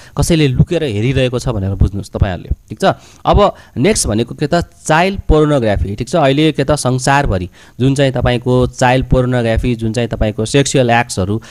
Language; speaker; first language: Nepali; native; Nepali